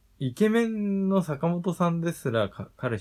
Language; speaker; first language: Japanese; native; Japanese